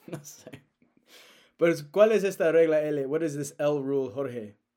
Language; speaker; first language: Spanish; non-native, fluent; English